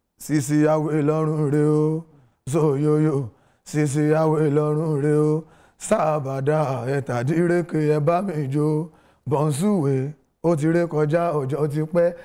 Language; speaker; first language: Yoruba; non-native, local second language; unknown